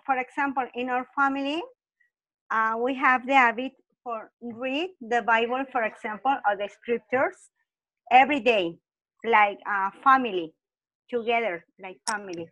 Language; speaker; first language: English; non-native, learner; Spanish